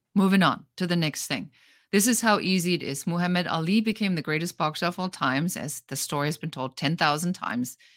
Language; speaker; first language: English; non-native, fluent; German